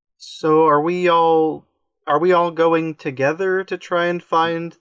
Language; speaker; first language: English; native; English